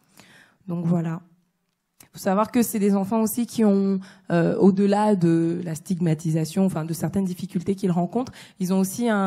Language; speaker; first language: French; native; French